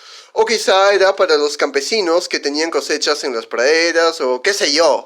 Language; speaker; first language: Spanish; native; Spanish